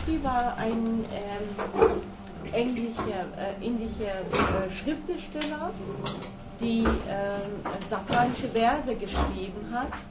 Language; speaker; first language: German; non-native, fluent; Persian